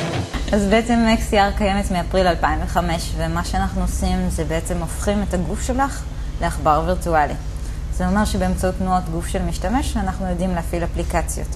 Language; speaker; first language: Hebrew; native; Hebrew